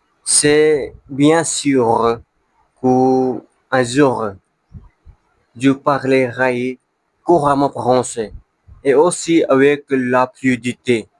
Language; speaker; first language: French; non-native, learner; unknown